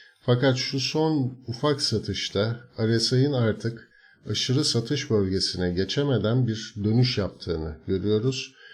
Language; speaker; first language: Turkish; native; Turkish